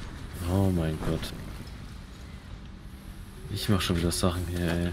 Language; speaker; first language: German; native; German